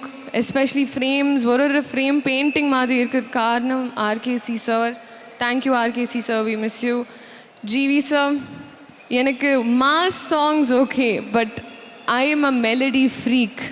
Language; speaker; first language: Tamil; non-native, learner; Telugu